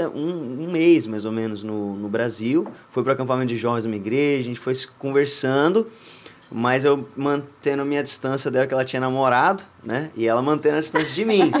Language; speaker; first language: Portuguese; native; Portuguese